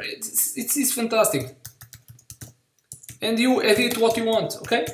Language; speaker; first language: English; non-native, learner; Portuguese